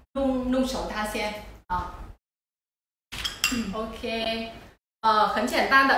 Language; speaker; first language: Chinese; non-native, fluent; Vietnamese